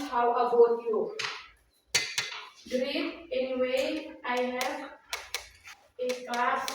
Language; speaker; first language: English; non-native, learner; Indonesian